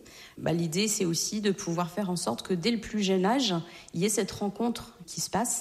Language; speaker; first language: French; native; French